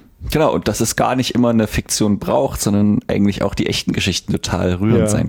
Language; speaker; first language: German; native; German